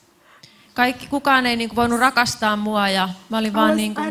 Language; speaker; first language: Finnish; native; Finnish